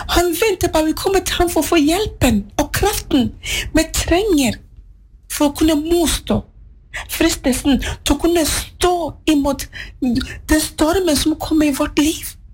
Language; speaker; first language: Norwegian; non-native, fluent; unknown